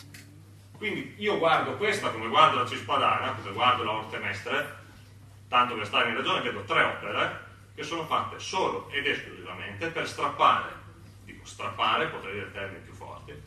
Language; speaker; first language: Italian; native; Italian